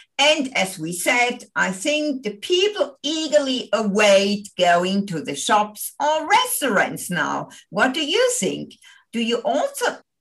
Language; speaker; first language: English; non-native, fluent; German